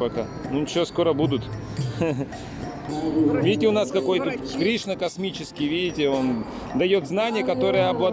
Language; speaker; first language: Russian; native; Russian